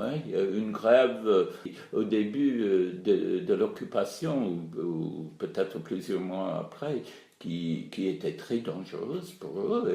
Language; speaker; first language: French; non-native, fluent; English